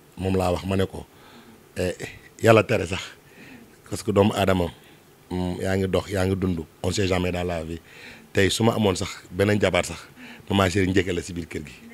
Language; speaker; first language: Wolof; non-native, local second language; Mandingo